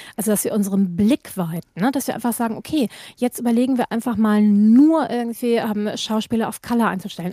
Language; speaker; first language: German; native; German